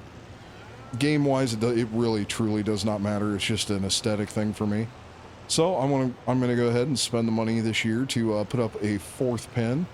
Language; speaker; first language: English; native; English